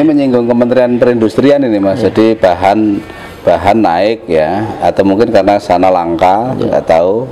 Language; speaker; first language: Indonesian; native; Indonesian